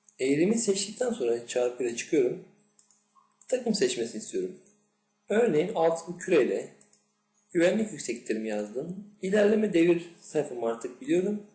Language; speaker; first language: Turkish; native; Turkish